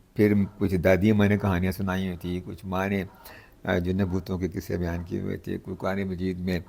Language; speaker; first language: Urdu; non-native, local second language; Punjabi